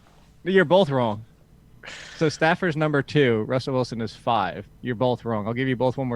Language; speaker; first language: English; native; English